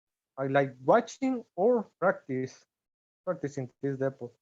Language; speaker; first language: English; non-native, learner; Spanish